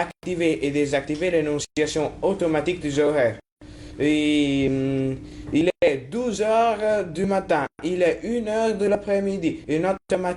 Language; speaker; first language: French; non-native, learner; Italian